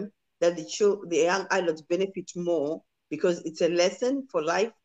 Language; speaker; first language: English; non-native, local second language; Shona